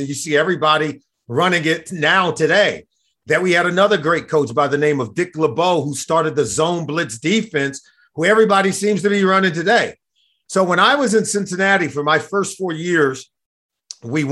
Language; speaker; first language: English; native; English